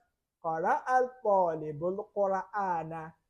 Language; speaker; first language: Arabic; non-native, fluent; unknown